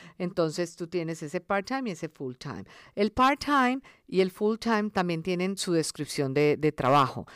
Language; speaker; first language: Spanish; early bilingual, other home language; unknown